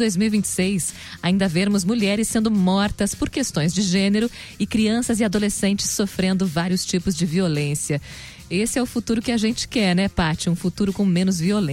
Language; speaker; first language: Portuguese; native; Portuguese